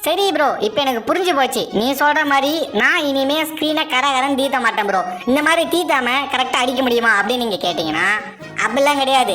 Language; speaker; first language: Tamil; native; Tamil